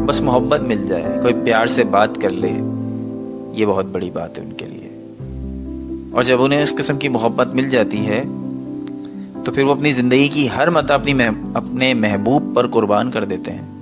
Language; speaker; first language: Urdu; native; Urdu